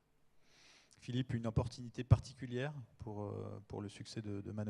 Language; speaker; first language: French; native; French